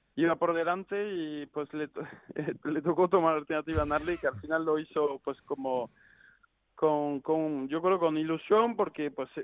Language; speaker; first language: Spanish; non-native, fluent; French